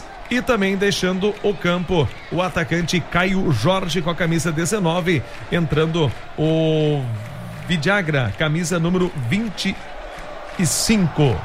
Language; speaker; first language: Portuguese; native; Portuguese